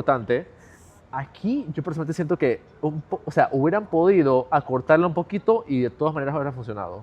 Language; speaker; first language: Spanish; native; Spanish